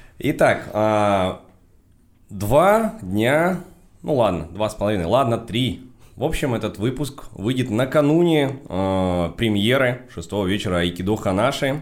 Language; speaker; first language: Russian; native; Russian